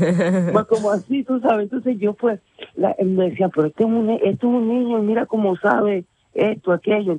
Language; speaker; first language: Spanish; native; Spanish